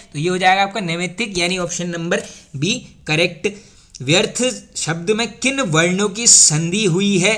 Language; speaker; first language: Hindi; native; Hindi